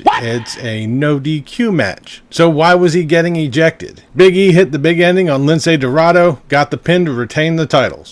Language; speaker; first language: English; native; English